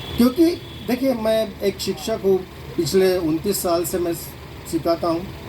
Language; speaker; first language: Hindi; non-native, local second language; Marathi